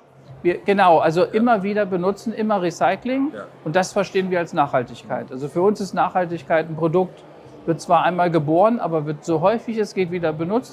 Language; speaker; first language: German; native; German